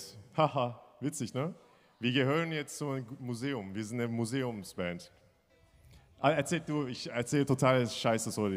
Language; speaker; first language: German; non-native, fluent; Turkish